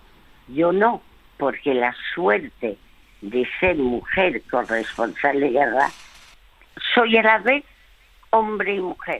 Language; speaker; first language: Spanish; early bilingual, other home language; French